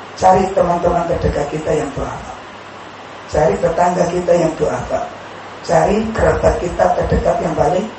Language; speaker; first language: Indonesian; non-native, local second language; Javanese